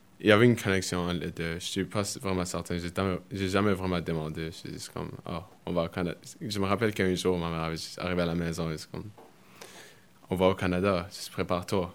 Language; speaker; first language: French; early bilingual, other home language; Spanish